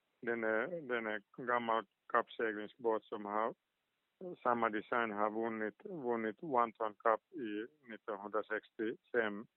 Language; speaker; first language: Swedish; non-native, local second language; Finnish